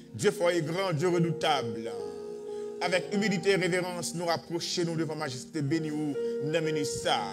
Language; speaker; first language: French; non-native, local second language; Haitian Creole